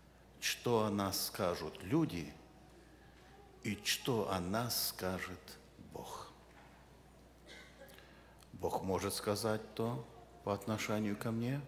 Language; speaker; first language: Russian; non-native, local second language; Ukrainian